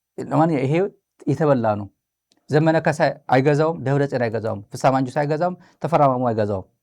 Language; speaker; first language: Amharic; native; Amharic